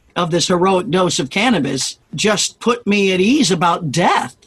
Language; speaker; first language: English; native; English